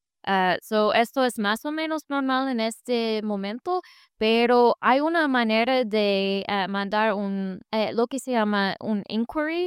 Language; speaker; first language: Spanish; non-native, fluent; English